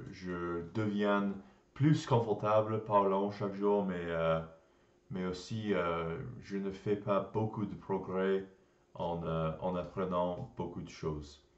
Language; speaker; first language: French; non-native, learner; English